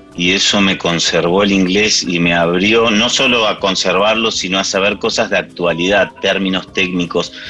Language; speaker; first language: Spanish; early bilingual, other home language; English